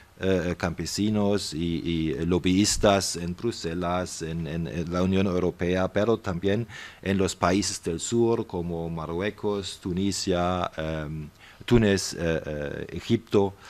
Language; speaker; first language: Spanish; non-native, fluent; German